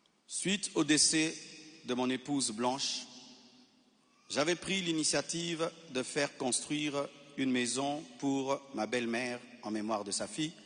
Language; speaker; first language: French; non-native, local second language; Lingala